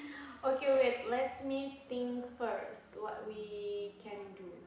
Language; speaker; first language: English; non-native, learner; Indonesian